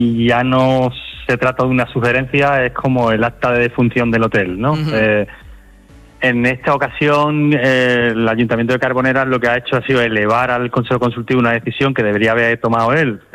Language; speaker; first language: Spanish; native; Spanish